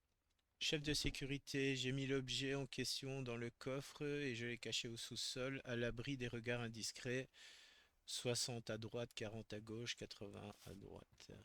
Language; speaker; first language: French; native; French